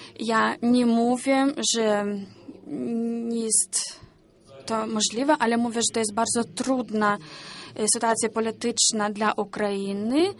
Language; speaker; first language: Polish; non-native, learner; Ukrainian